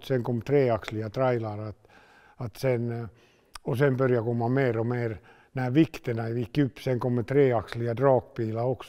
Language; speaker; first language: Swedish; non-native, local second language; Finnish